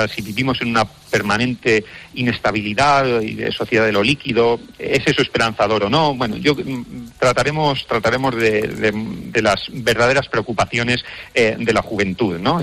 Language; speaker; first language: Spanish; native; Spanish